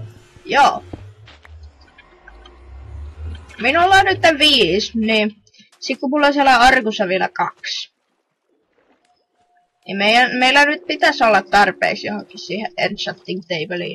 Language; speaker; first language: Finnish; native; Finnish